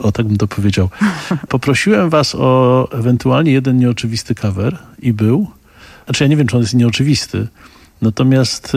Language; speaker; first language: Polish; native; Polish